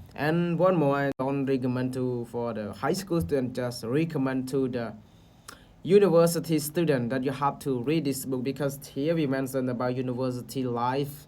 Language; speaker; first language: English; non-native, learner; Khmer